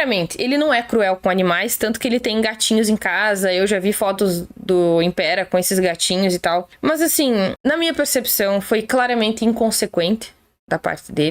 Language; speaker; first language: Portuguese; native; Portuguese